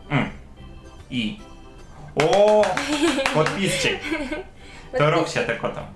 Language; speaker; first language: Japanese; non-native, fluent; Russian